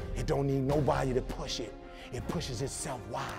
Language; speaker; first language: English; native; English